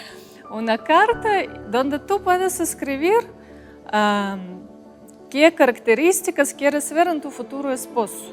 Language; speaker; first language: Spanish; non-native, fluent; Russian